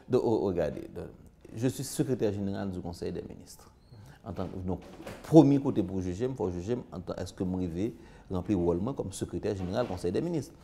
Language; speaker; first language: French; non-native, local second language; Haitian Creole